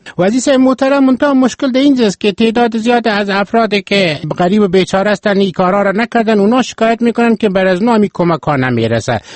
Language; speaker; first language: Persian; native; Persian